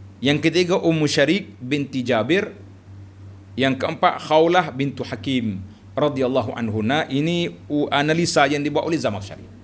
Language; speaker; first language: Malay; native; Malay